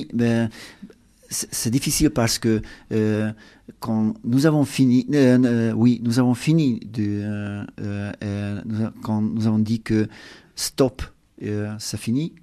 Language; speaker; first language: French; non-native, learner; Hungarian